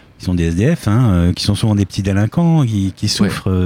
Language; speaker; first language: French; native; French